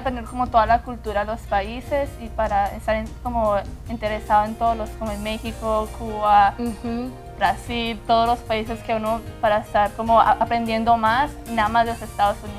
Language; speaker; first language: Spanish; early bilingual, heritage; Spanish